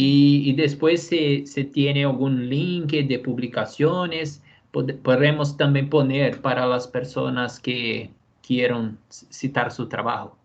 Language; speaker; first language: Spanish; non-native, fluent; Portuguese